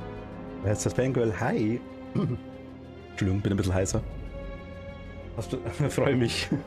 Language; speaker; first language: German; native; German